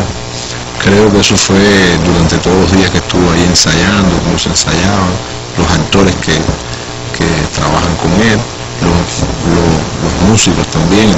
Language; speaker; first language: Spanish; native; Spanish